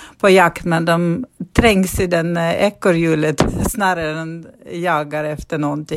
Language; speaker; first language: Swedish; non-native, fluent; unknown